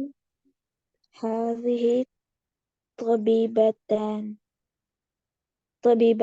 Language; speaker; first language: Arabic; non-native, learner; Urdu